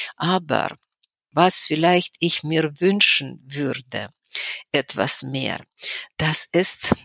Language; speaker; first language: German; non-native, fluent; Russian